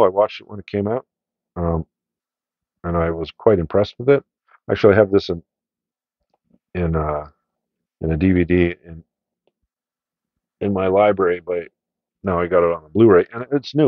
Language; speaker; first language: English; native; English